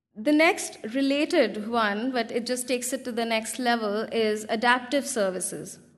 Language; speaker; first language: English; non-native, local second language; Hindi